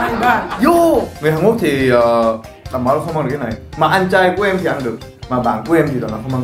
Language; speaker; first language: Vietnamese; non-native, fluent; Korean